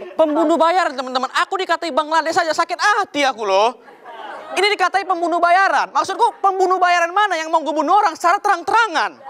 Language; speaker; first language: Indonesian; native; Indonesian